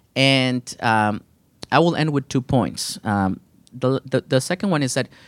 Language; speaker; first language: English; early bilingual, other home language; Spanish